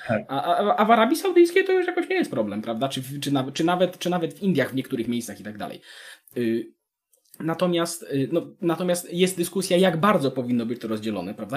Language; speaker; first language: Polish; native; Polish